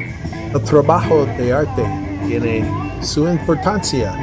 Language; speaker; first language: Spanish; non-native, learner; English